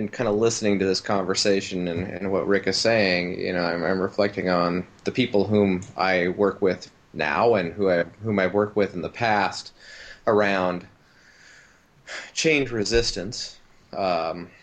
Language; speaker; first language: English; native; English